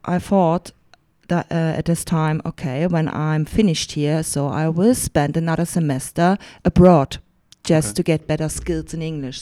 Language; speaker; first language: English; non-native, fluent; German